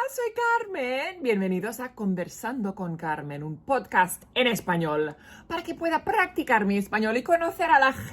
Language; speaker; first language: Spanish; early bilingual, heritage; Spanish